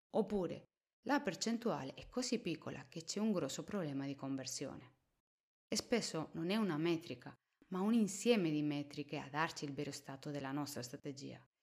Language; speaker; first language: Italian; non-native, fluent; Spanish